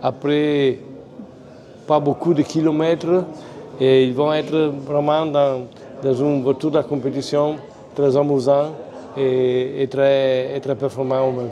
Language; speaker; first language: French; non-native, fluent; Italian